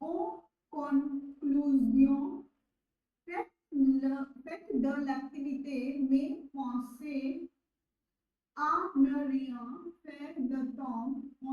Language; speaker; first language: French; non-native, learner; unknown